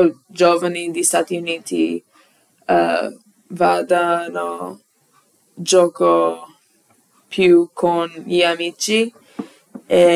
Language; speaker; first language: Italian; non-native, learner; English